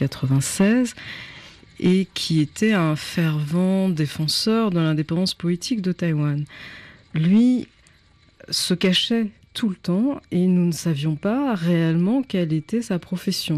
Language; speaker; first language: French; native; French